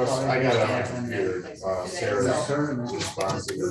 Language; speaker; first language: English; native; English